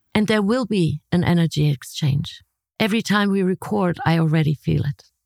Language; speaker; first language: English; non-native, fluent; German